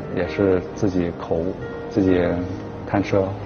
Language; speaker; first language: Chinese; native; Chinese